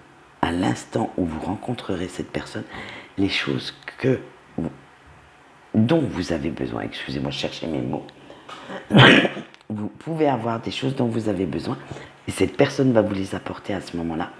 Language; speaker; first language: French; native; French